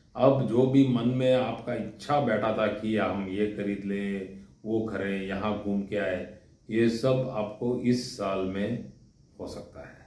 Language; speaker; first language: Hindi; non-native, local second language; Kannada